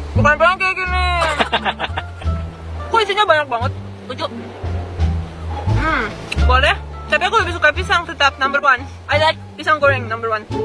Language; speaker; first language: Indonesian; non-native, learner; Dutch